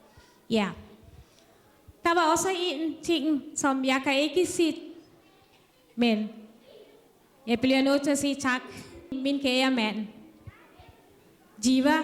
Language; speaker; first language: Danish; non-native, fluent; Tamil